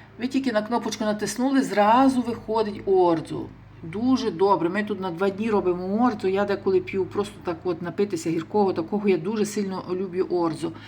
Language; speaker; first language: Ukrainian; native; Ukrainian